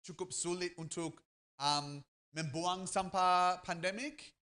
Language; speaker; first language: Indonesian; non-native, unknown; English